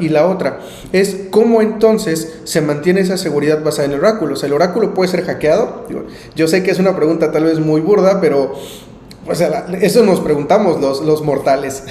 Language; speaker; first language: Spanish; native; Spanish